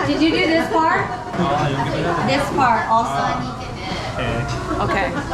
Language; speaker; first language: English; non-native, fluent; Japanese